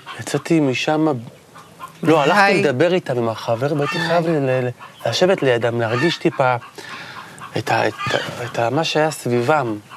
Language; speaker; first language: Hebrew; native; Hebrew